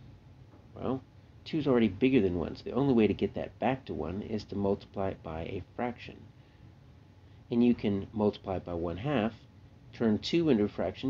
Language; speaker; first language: English; native; English